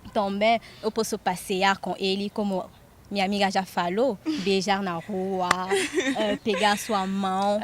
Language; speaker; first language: Portuguese; non-native, fluent; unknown